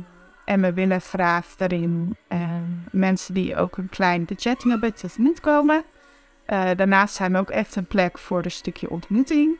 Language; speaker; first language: Dutch; native; Dutch